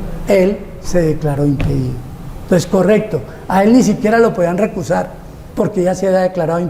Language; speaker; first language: Spanish; native; Spanish